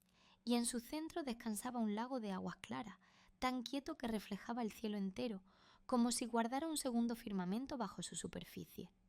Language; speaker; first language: Spanish; native; Spanish